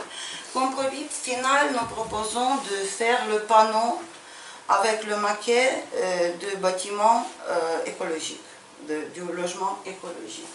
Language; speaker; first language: French; non-native, fluent; Ukrainian